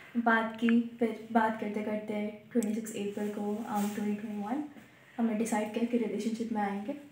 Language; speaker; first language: Hindi; early bilingual, heritage; Hindi